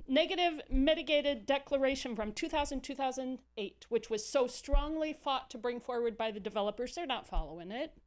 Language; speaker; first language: English; native; English